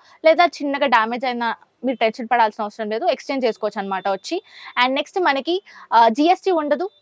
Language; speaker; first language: Telugu; native; Telugu